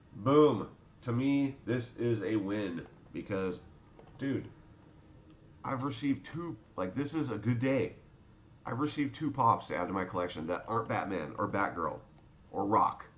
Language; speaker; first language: English; native; English